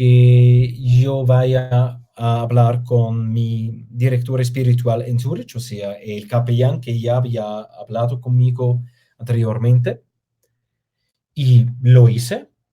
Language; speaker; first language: Spanish; non-native, fluent; German